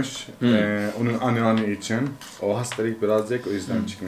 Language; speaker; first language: Turkish; non-native, learner; Arabic